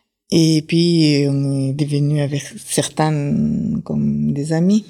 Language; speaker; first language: French; non-native, fluent; Kyrgyz